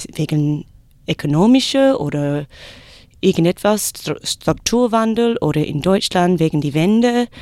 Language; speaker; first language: German; non-native, learner; English